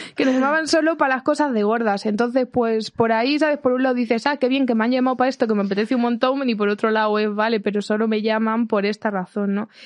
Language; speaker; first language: Spanish; native; Spanish